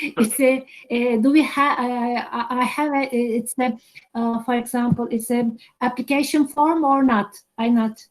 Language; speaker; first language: English; non-native, learner; Turkish